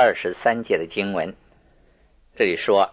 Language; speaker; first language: Chinese; native; Chinese